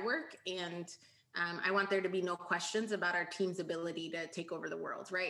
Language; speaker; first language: English; native; English